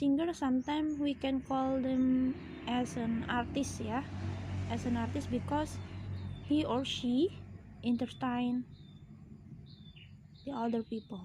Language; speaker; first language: English; non-native, fluent; Indonesian